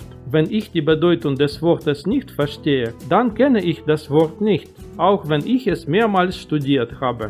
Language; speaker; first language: German; non-native, fluent; Russian